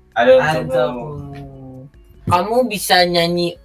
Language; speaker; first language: English; non-native, learner; Turkish